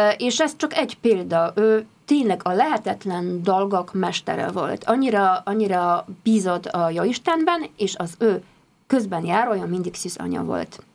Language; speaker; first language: Hungarian; non-native, fluent; Polish